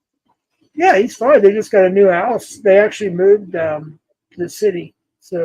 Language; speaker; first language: English; native; English